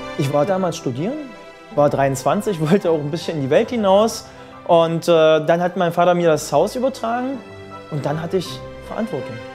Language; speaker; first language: German; native; German